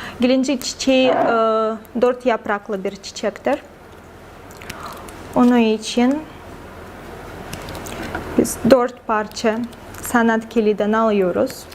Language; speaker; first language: Turkish; non-native, fluent; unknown